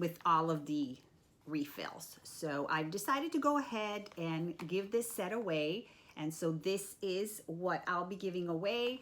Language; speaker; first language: English; native; English